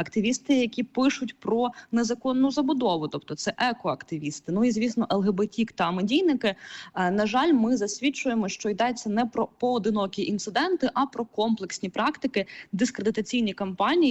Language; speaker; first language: Ukrainian; native; Ukrainian